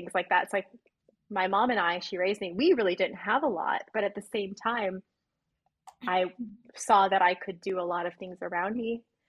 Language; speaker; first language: English; native; English